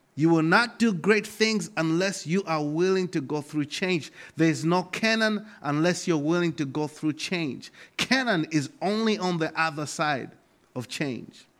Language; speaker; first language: English; non-native, local second language; Nyanja